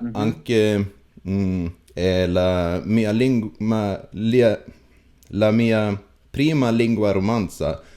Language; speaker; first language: Italian; non-native, learner; Swedish